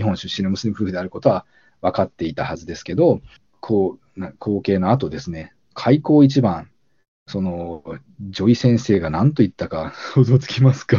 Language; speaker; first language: Japanese; native; Japanese